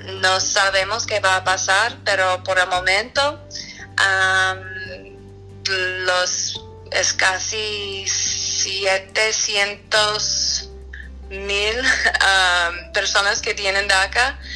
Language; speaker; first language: Spanish; non-native, fluent; English